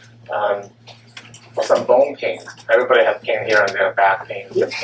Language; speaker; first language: English; non-native, fluent; Chinese